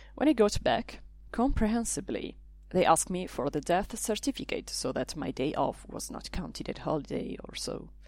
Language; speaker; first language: English; non-native, fluent; Italian